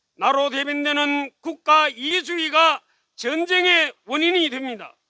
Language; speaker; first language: Korean; native; Korean